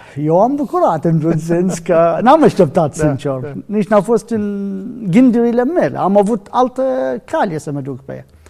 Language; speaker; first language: Romanian; non-native, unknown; Arabic